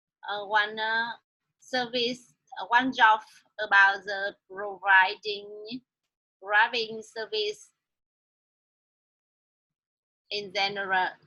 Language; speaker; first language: English; non-native, learner; Vietnamese